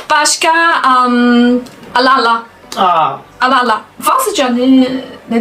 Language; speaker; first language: Turkish; non-native, learner; Chinese